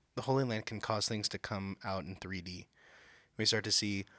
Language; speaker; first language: English; native; English